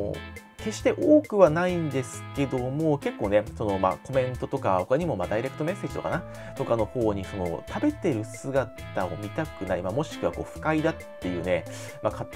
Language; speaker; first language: Japanese; native; Japanese